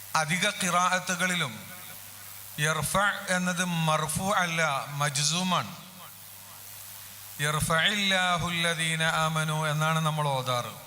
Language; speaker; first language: Malayalam; native; Malayalam